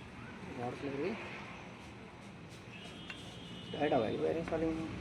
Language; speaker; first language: Hindi; native; Hindi